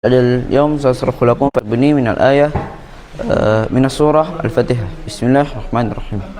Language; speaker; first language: Arabic; non-native, fluent; Indonesian